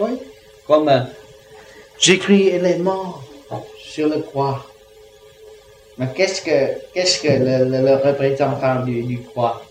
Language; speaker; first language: French; non-native, learner; Vietnamese